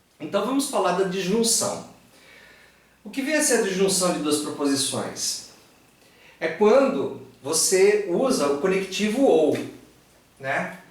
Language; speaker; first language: Portuguese; native; Portuguese